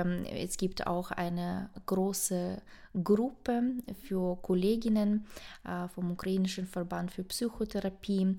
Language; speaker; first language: German; non-native, fluent; Ukrainian